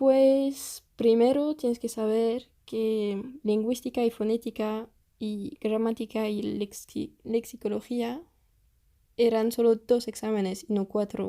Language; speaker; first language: Spanish; non-native, fluent; French